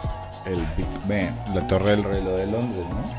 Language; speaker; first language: Spanish; native; Spanish